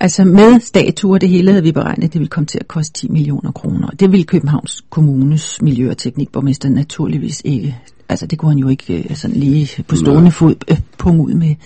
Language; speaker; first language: Danish; native; Danish